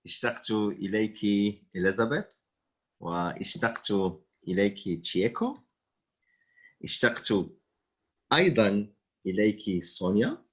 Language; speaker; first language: Arabic; non-native, fluent; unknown